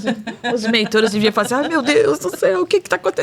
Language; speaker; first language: Portuguese; native; Portuguese